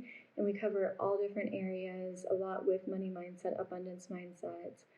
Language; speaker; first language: English; native; English